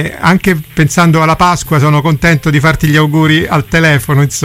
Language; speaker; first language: Italian; native; Italian